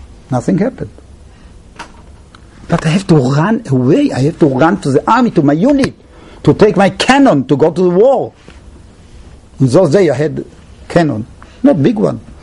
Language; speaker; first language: English; non-native, fluent; Hebrew